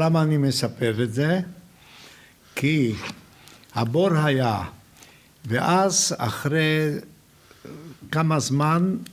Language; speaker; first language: Hebrew; non-native, fluent; Hungarian